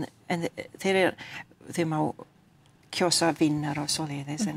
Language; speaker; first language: Icelandic; non-native, learner; English